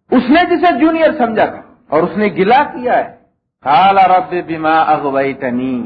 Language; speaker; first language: Urdu; non-native, local second language; Punjabi